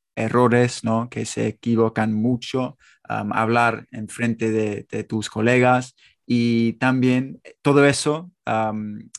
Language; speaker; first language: Spanish; non-native, fluent; English